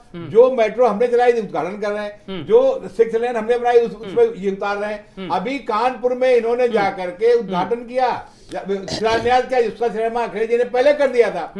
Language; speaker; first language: Hindi; native; Hindi